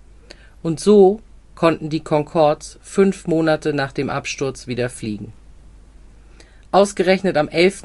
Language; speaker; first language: German; native; German